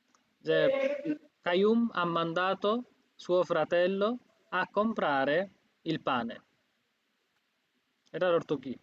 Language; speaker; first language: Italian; non-native, fluent; Bangla